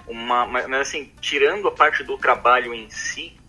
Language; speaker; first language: Portuguese; native; Portuguese